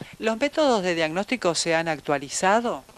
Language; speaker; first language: Spanish; native; Spanish